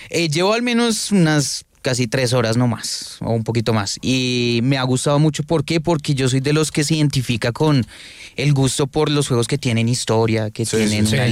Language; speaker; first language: Spanish; native; Spanish